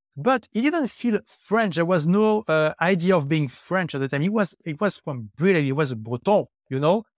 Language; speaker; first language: English; non-native, fluent; French